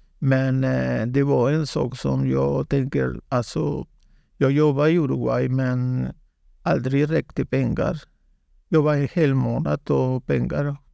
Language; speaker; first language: Swedish; non-native, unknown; Spanish